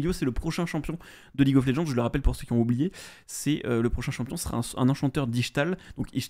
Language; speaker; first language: French; native; French